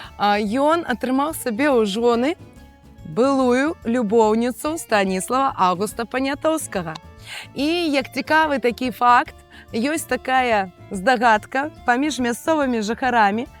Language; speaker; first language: Belarusian; native; Belarusian